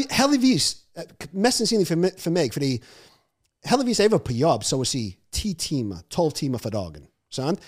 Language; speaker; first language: Norwegian; non-native, fluent; English